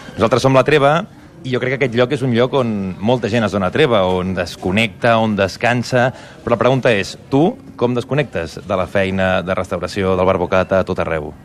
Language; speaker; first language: Catalan; native; Catalan